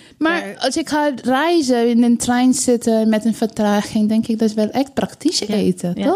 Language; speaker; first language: Dutch; non-native, learner; Bangla